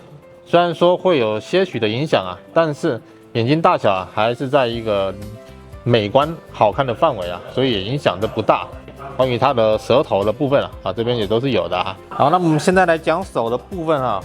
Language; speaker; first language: Chinese; native; Chinese